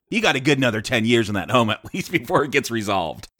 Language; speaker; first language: English; native; English